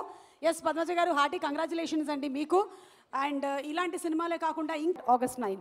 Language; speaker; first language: Telugu; native; Telugu